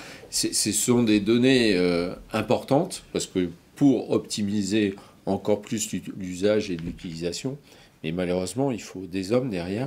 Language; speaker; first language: French; native; French